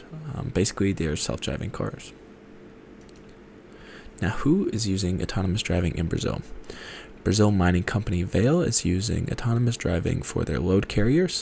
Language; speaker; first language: English; native; English